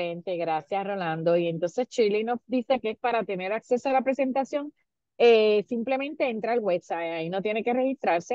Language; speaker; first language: Spanish; native; Spanish